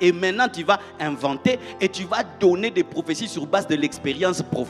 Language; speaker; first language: French; non-native, local second language; Lingala